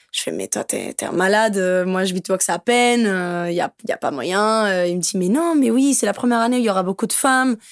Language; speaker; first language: French; non-native, fluent; Portuguese